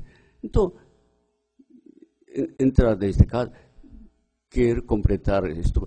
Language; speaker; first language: Portuguese; non-native, learner; Japanese